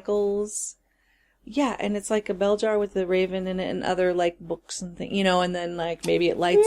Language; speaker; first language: English; native; English